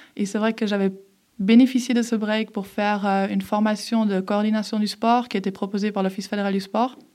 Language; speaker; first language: French; early bilingual, other home language; German